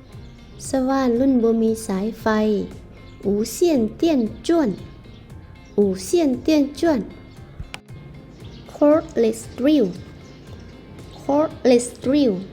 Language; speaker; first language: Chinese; non-native, learner; Lao